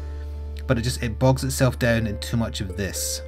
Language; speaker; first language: English; native; English